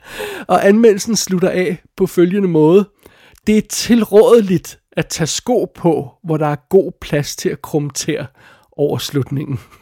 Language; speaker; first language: Danish; native; Danish